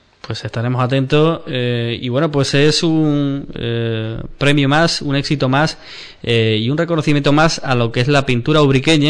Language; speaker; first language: Spanish; native; Spanish